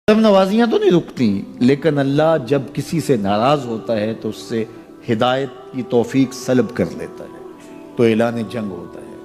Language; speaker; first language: Urdu; non-native, local second language; Punjabi